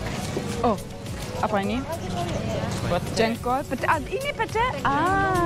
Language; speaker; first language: Indonesian; non-native, learner; German